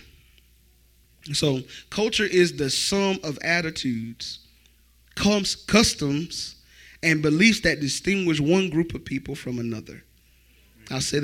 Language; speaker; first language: English; native; English